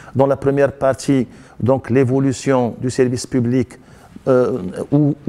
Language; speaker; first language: French; non-native, local second language; Arabic